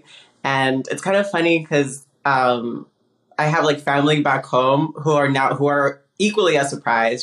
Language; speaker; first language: English; early bilingual, other home language; Spanish